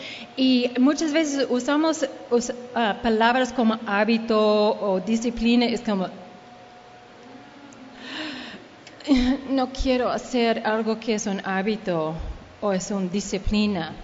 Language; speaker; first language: Spanish; early bilingual, heritage; Spanish